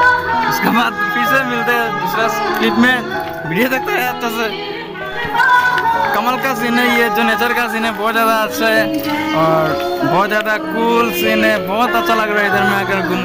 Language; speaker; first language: Hindi; non-native, local second language; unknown